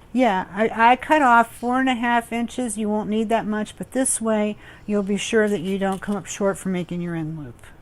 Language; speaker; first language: English; native; English